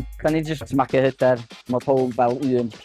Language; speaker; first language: Welsh; native; Welsh